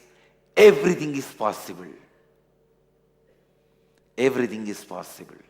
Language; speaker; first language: English; non-native, local second language; Tamil